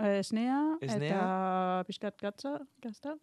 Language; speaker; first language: Basque; non-native, learner; German